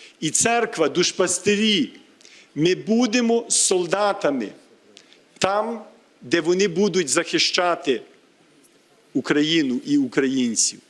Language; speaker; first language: Ukrainian; early bilingual, heritage; Ukrainian